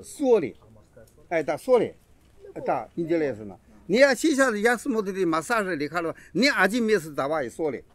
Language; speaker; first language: Russian; non-native, learner; Chinese